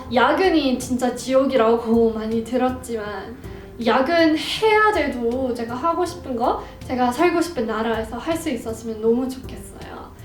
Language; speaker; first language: Korean; non-native, fluent; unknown